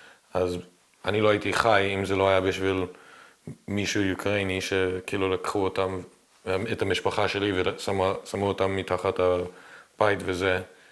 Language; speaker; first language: Hebrew; early bilingual, heritage; English